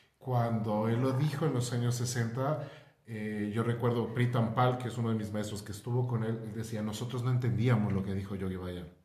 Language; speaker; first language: Spanish; native; Spanish